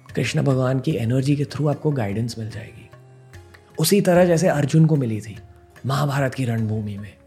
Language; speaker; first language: Hindi; non-native, local second language; English